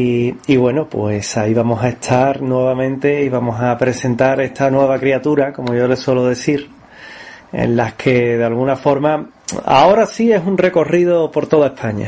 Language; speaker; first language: Spanish; native; Spanish